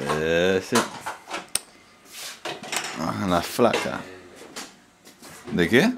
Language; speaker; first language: Spanish; early bilingual, heritage; Spanish